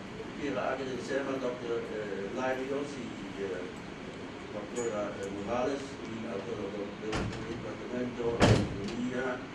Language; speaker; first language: Spanish; non-native, fluent; Dutch